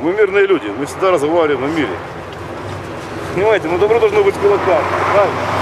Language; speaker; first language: Russian; native; Russian